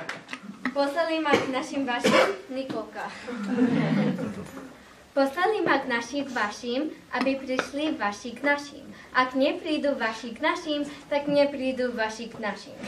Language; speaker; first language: Czech; native; Czech